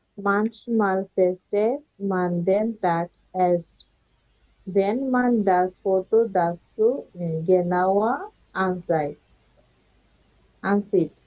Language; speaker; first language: German; non-native, learner; Bangla